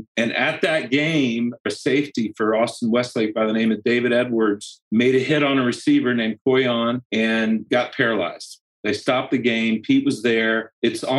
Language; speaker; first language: English; native; English